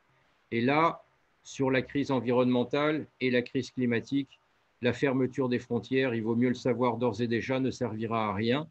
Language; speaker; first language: French; native; French